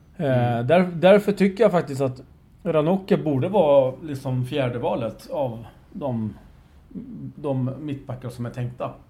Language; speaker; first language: Swedish; early bilingual, other home language; Persian